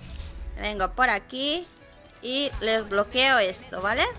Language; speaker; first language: Spanish; native; Spanish